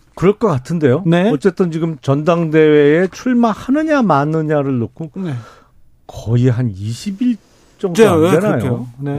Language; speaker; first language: Korean; native; Korean